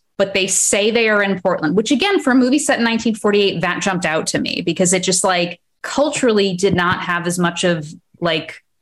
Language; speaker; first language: English; native; English